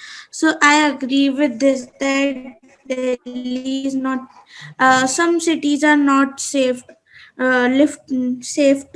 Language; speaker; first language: English; non-native, learner; Hindi